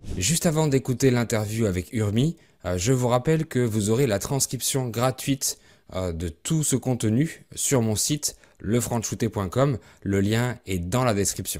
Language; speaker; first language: French; native; French